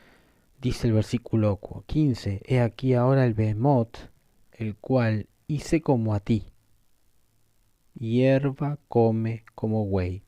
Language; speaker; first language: Spanish; native; Spanish